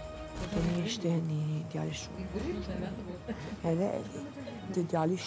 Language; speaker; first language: Albanian; early bilingual, heritage; Albanian